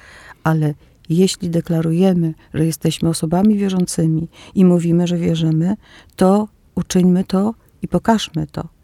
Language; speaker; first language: Polish; early bilingual, other home language; Greek